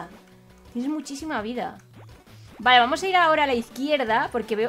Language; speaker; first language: Spanish; native; Spanish